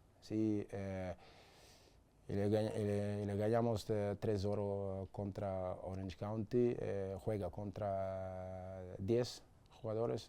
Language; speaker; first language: Spanish; non-native, learner; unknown